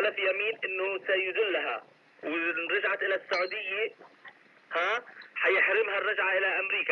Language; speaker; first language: Arabic; native; Arabic